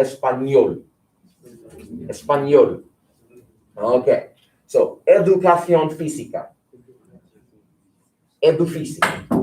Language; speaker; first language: Spanish; non-native, fluent; English